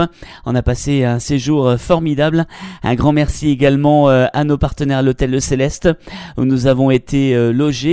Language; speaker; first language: French; native; French